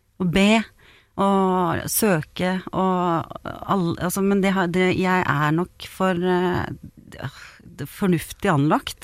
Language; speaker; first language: Norwegian; native; Norwegian